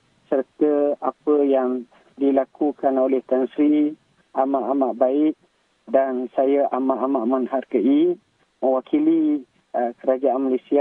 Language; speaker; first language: Malay; native; Malay